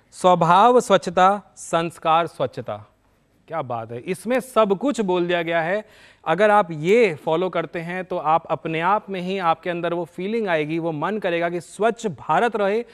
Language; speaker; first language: Hindi; native; Hindi